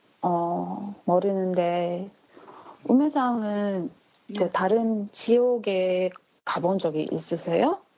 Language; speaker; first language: Korean; non-native, learner; Japanese